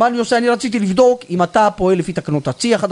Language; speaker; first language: Hebrew; native; Hebrew